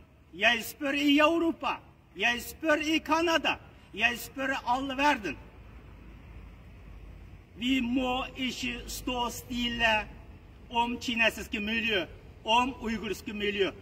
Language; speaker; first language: Norwegian; non-native, learner; Uyghur